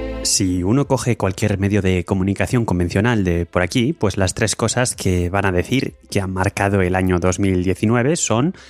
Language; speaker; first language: Spanish; native; Spanish